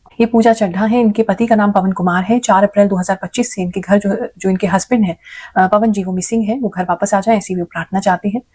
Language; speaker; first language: Hindi; native; Hindi